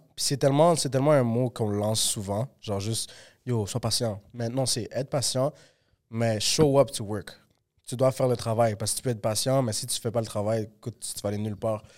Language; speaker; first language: French; early bilingual, other home language; Spanish